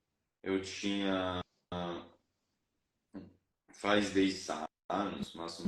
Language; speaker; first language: Portuguese; non-native, fluent; Spanish